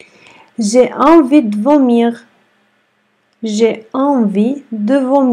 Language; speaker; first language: French; non-native, fluent; Arabic